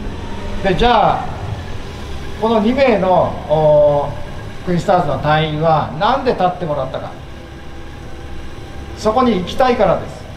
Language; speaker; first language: Japanese; native; Japanese